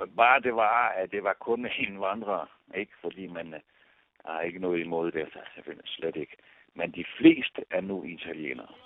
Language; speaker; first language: Danish; non-native, fluent; Italian